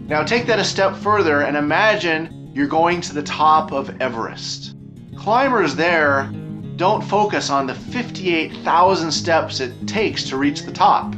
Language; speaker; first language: English; native; English